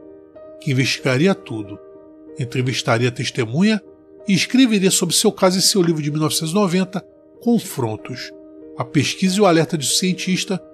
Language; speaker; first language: Portuguese; native; Portuguese